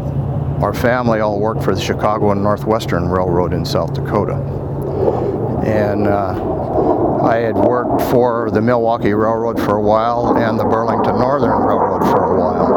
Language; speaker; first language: English; native; English